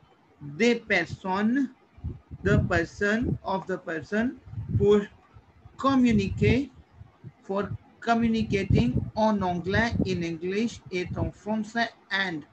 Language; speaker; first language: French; non-native, fluent; Hindi